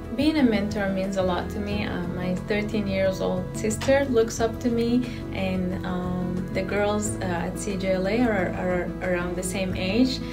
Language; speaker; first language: English; non-native, fluent; Arabic